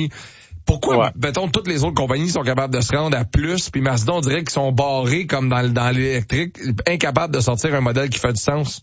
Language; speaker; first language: French; native; French